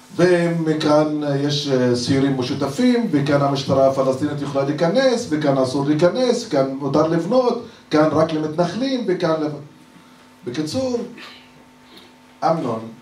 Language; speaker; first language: Hebrew; non-native, local second language; Arabic